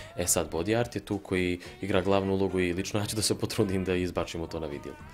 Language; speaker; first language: Serbian; native; Serbian